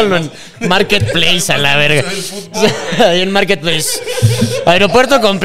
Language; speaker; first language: Spanish; native; Spanish